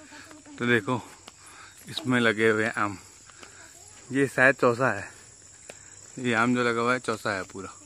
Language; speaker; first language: Hindi; native; Hindi